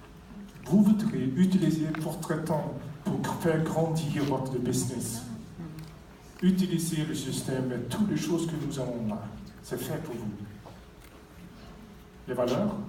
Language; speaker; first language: French; non-native, fluent; Swedish